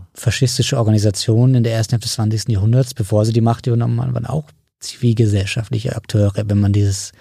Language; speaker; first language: German; native; German